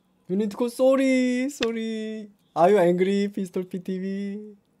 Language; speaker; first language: English; non-native, learner; Korean